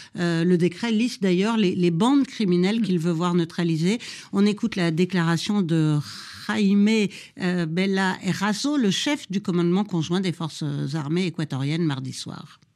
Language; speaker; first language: French; native; French